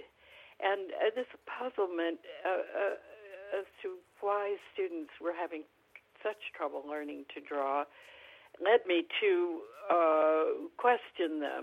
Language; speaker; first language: English; native; English